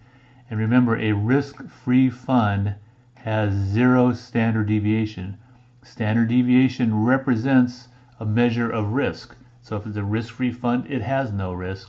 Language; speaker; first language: English; native; English